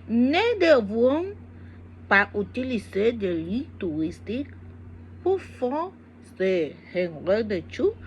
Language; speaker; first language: French; non-native, learner; Spanish